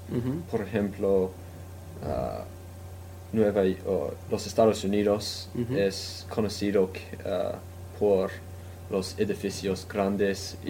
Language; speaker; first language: Spanish; non-native, fluent; English